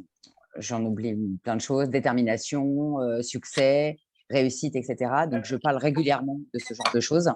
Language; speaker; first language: French; native; French